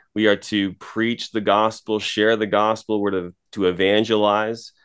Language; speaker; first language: English; native; English